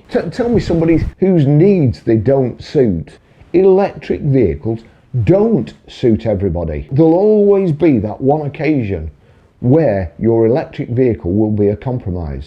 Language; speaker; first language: English; native; English